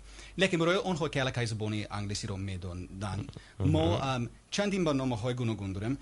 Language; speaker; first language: Persian; non-native, learner; English